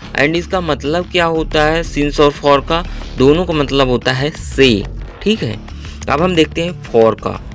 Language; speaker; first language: Hindi; native; Hindi